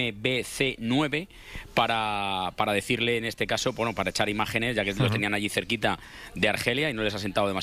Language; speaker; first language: Spanish; native; Spanish